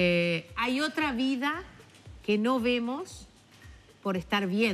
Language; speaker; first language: Spanish; native; Spanish